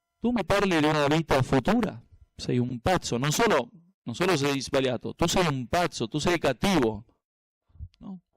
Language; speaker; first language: Italian; non-native, fluent; Spanish